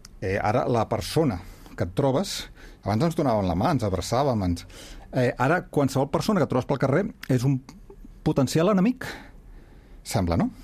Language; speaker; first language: Catalan; native; Catalan